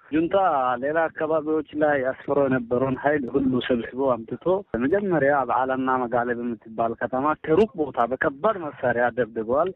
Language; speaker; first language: Amharic; non-native, local second language; Afar